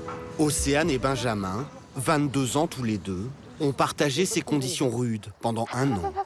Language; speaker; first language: French; native; French